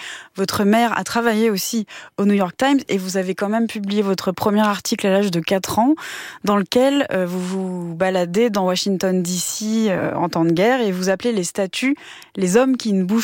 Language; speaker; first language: French; native; French